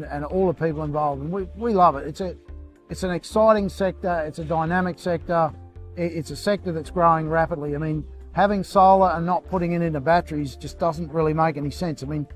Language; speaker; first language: English; native; English